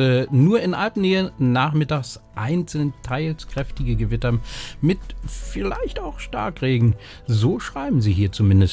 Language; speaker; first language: German; native; German